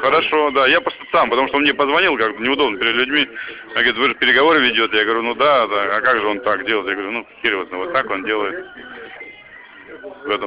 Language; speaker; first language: Russian; native; Russian